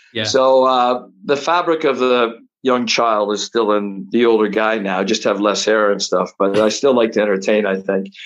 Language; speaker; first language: English; native; English